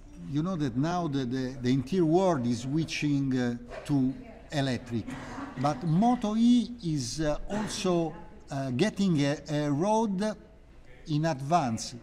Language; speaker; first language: English; non-native, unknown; Italian